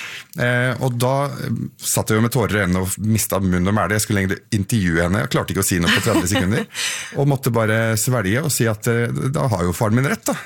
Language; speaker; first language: Norwegian; early bilingual, other home language; Arabic